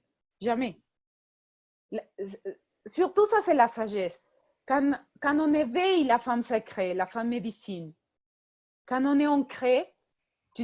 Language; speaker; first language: French; non-native, fluent; Spanish